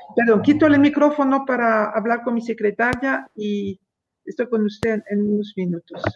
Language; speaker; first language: Spanish; non-native, fluent; French